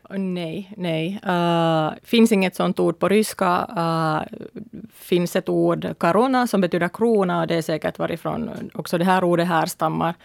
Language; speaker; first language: Swedish; early bilingual, other home language; Russian